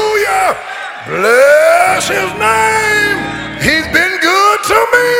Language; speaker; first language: English; native; English